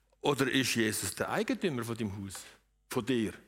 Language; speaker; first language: German; native; German